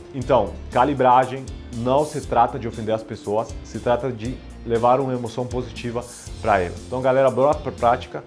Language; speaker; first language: Portuguese; non-native, fluent; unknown